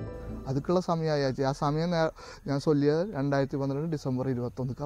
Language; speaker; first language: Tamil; non-native, learner; Malayalam